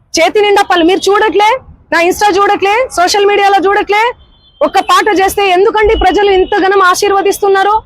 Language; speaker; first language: Telugu; non-native, local second language; Lambadi